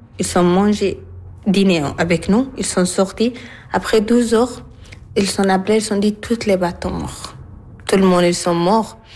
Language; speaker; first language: French; non-native, learner; Arabic